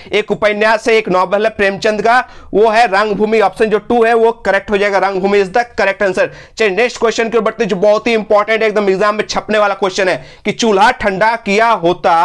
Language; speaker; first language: Hindi; non-native, local second language; Bangla